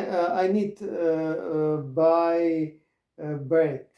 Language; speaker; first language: English; non-native, learner; Croatian